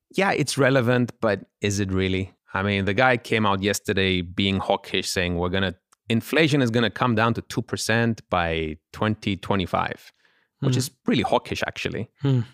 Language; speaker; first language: English; non-native, fluent; Greek